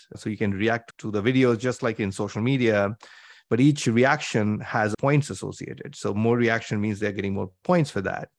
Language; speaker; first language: English; non-native, local second language; Bangla